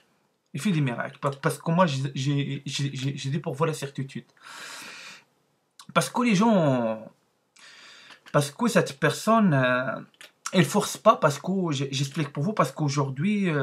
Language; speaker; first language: French; non-native, learner; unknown